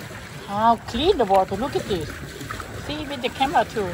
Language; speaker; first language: English; non-native, learner; Thai